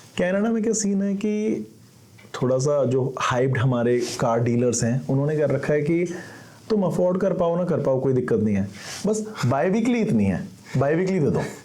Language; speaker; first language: Hindi; native; Hindi